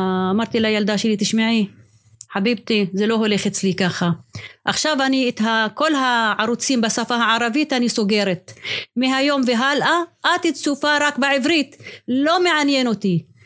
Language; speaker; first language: Hebrew; non-native, local second language; Arabic